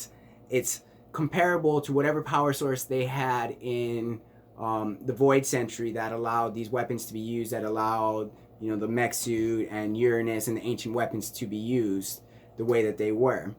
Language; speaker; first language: English; native; English